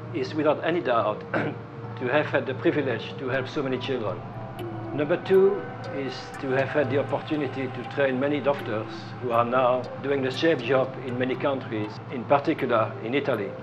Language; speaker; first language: English; non-native, fluent; French